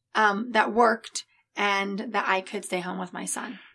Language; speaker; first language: English; native; English